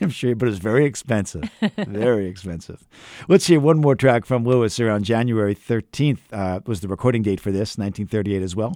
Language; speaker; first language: English; native; English